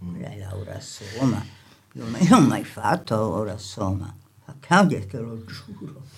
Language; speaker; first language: Italian; native; Italian